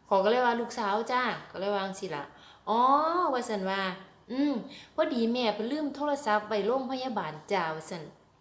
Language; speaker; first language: Thai; native; Thai